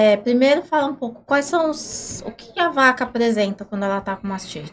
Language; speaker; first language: Portuguese; native; Portuguese